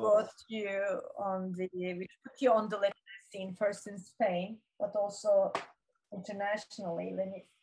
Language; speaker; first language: English; non-native, fluent; Turkish